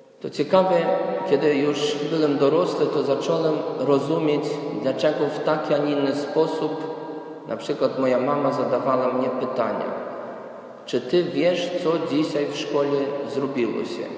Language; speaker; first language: Polish; non-native, fluent; Ukrainian